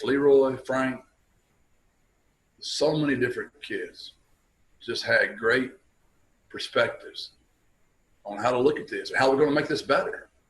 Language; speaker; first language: English; native; English